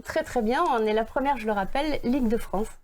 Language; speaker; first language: French; native; French